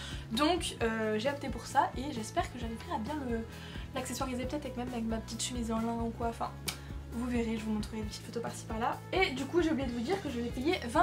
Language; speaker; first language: French; native; French